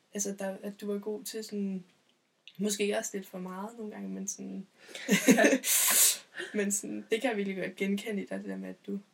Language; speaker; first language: Danish; native; Danish